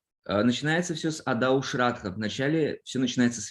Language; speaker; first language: Russian; native; Russian